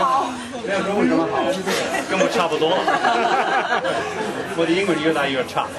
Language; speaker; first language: Chinese; non-native, fluent; English